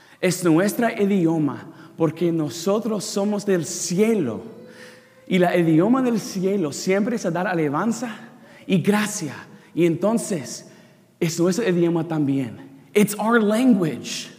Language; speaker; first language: Spanish; non-native, learner; English